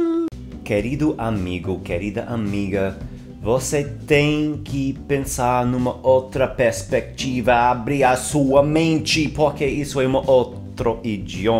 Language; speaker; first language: Portuguese; non-native, fluent; English